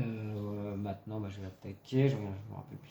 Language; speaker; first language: French; native; French